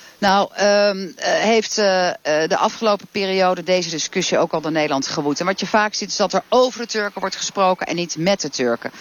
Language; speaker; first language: Dutch; native; Dutch